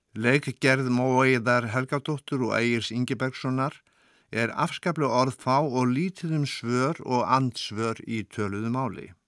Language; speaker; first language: Icelandic; native; Icelandic